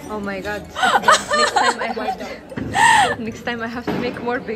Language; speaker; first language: English; non-native, learner; Japanese